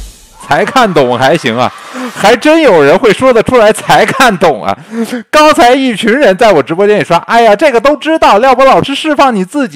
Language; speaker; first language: Chinese; native; Chinese